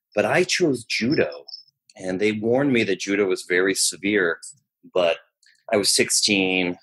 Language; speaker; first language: English; native; English